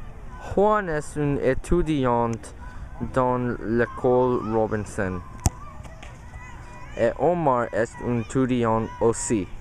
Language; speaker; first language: French; non-native, learner; English